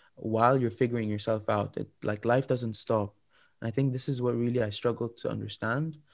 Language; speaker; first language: English; non-native, fluent; Arabic